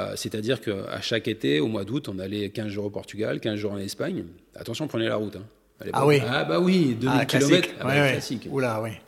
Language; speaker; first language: French; native; French